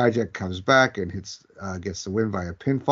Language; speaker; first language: English; native; English